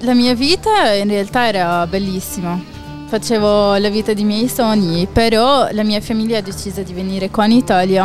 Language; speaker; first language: Italian; non-native, fluent; Arabic